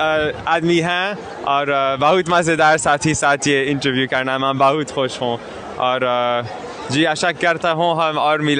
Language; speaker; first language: Hindi; non-native, learner; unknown